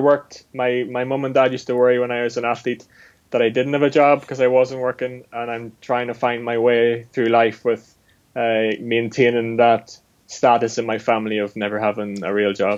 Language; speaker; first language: English; native; English